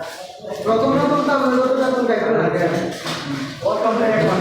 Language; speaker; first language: Hindi; non-native, learner; Bangla